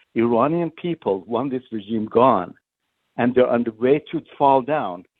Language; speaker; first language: English; non-native, fluent; Persian